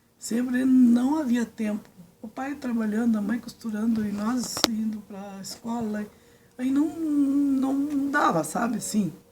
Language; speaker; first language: Portuguese; early bilingual, other home language; Serbian